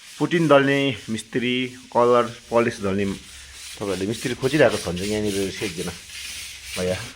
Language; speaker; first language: Nepali; native; Nepali